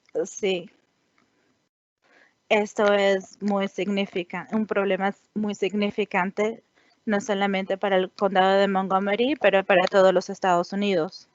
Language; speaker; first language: Spanish; non-native, fluent; English